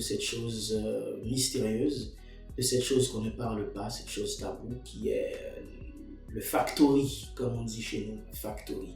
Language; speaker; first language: French; non-native, local second language; Haitian Creole